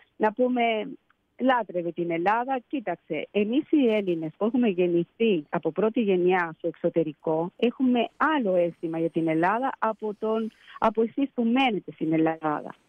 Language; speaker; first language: Greek; early bilingual, heritage; Greek